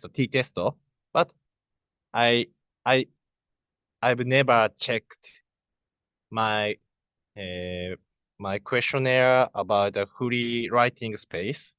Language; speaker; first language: English; non-native, learner; Japanese